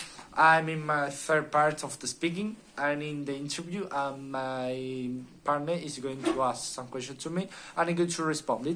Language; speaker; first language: English; non-native, learner; Spanish